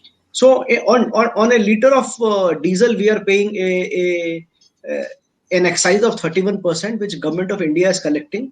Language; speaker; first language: English; non-native, local second language; Hindi